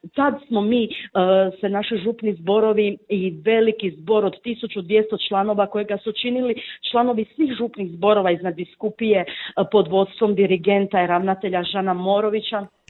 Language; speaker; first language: Croatian; native; Croatian